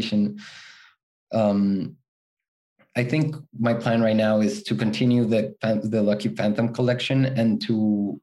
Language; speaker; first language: English; non-native, fluent; Spanish